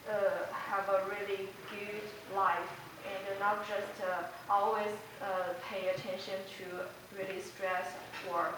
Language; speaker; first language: English; non-native, fluent; Chinese